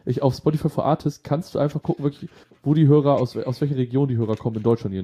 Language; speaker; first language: German; native; German